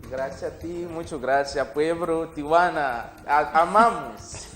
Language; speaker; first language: Spanish; non-native, learner; Haitian Creole